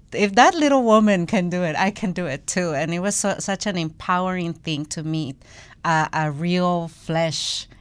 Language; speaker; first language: English; non-native, fluent; Spanish